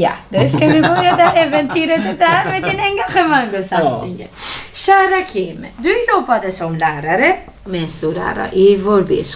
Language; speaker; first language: Swedish; non-native, fluent; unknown